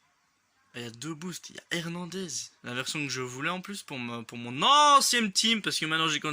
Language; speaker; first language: French; native; French